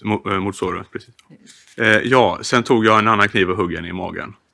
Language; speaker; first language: Swedish; native; Swedish